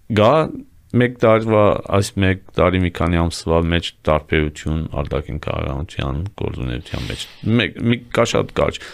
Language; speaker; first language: Armenian; early bilingual, heritage; Armenian